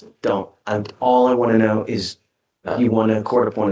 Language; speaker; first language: English; native; English